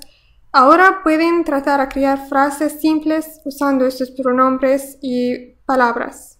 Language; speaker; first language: Spanish; non-native, fluent; Arabic